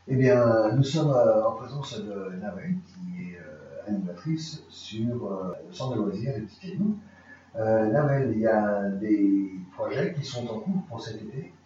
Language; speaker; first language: French; native; French